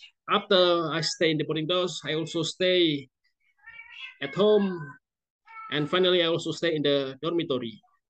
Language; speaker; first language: English; non-native, fluent; Indonesian